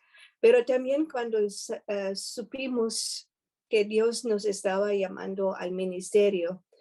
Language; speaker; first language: Spanish; non-native, fluent; German